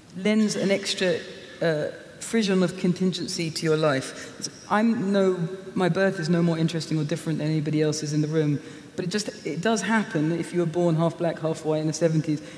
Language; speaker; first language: English; native; English